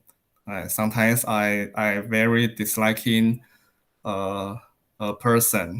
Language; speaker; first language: English; non-native, learner; Chinese